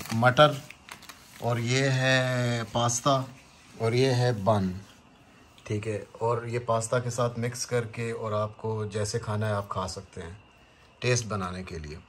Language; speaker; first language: Urdu; non-native, local second language; Punjabi